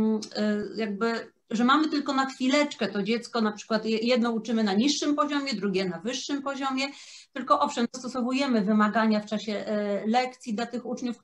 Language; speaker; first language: Polish; native; Polish